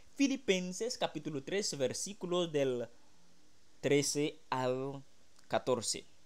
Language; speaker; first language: Spanish; non-native, fluent; Haitian Creole